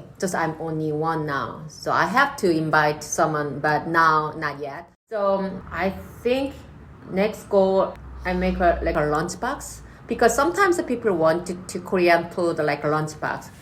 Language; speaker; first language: English; non-native, learner; Korean